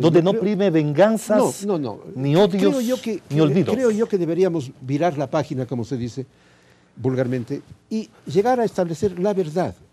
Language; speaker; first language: Spanish; native; Spanish